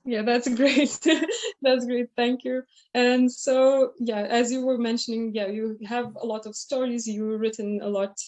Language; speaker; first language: English; non-native, fluent; Lithuanian